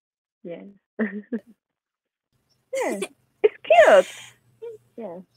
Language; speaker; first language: English; non-native, learner; Turkish